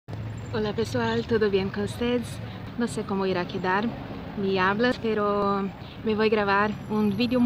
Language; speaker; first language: Spanish; non-native, learner; Portuguese